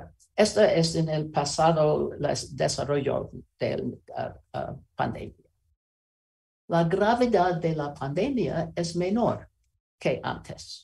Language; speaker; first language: Spanish; non-native, learner; English